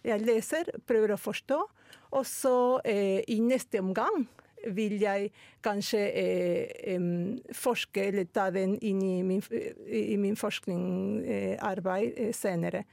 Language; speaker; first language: Norwegian; non-native, fluent; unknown